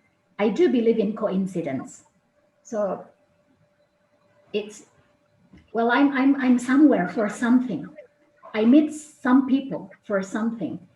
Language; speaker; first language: English; non-native, fluent; Indonesian